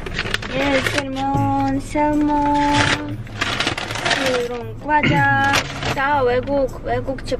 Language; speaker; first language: Korean; non-native, learner; Russian